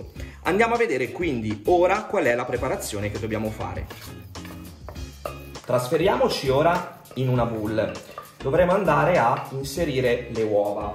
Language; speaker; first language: Italian; native; Italian